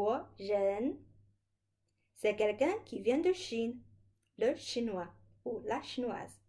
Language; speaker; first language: French; non-native, fluent; Chinese